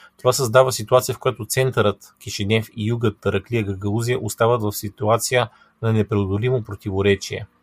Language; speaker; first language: Bulgarian; native; Bulgarian